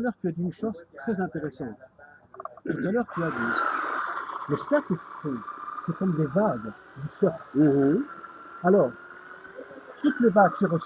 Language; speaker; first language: French; native; French